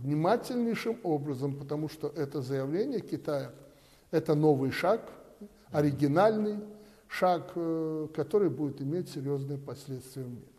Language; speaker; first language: Russian; native; Russian